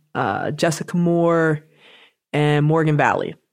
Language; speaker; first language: English; native; English